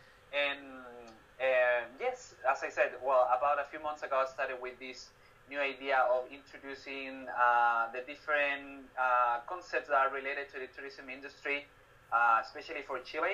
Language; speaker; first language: English; non-native, fluent; Spanish